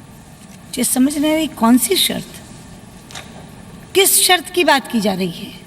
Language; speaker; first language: Hindi; native; Hindi